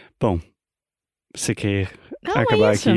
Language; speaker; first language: Portuguese; non-native, fluent; English